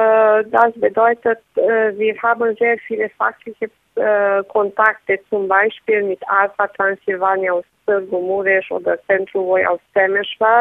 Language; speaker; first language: German; non-native, learner; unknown